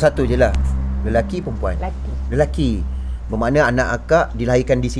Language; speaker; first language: Malay; native; Malay